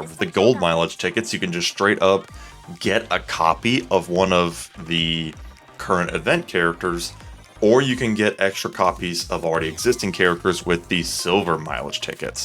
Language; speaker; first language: English; native; English